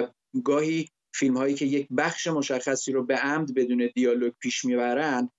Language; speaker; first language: Persian; native; Persian